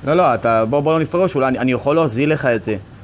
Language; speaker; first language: Hebrew; native; Hebrew